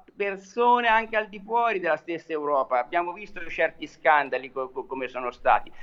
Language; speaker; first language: Italian; native; Italian